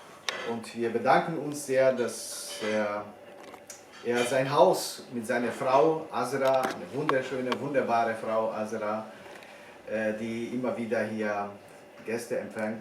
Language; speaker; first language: German; non-native, fluent; Bosnian